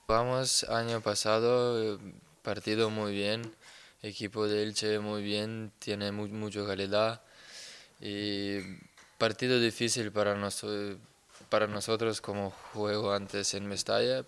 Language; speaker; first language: Spanish; non-native, learner; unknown